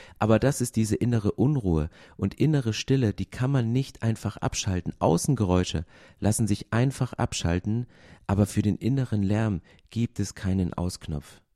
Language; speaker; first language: German; native; German